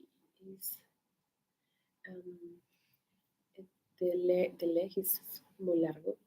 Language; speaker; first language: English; non-native, learner; Spanish